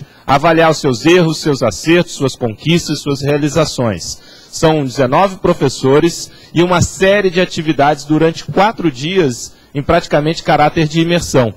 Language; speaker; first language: Portuguese; native; Portuguese